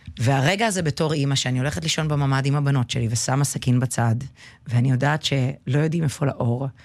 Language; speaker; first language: Hebrew; early bilingual, other home language; Russian